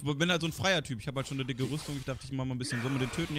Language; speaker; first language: German; native; German